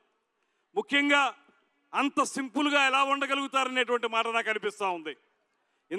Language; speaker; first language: Telugu; native; Telugu